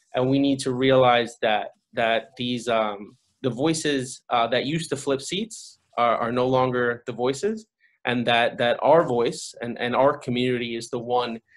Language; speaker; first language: English; early bilingual, other home language; Spanish